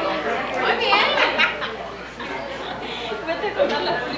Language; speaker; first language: Spanish; early bilingual, other home language; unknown